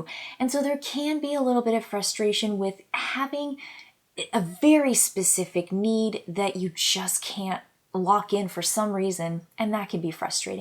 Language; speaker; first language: English; native; English